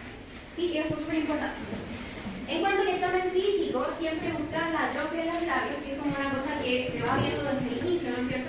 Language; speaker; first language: Spanish; native; Spanish